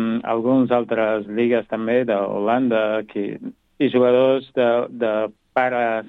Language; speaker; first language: Catalan; non-native, fluent; Kabuverdianu